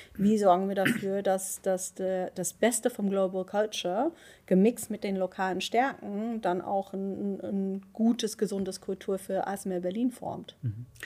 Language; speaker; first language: German; non-native, fluent; Dutch